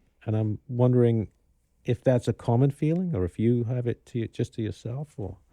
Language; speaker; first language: English; native; English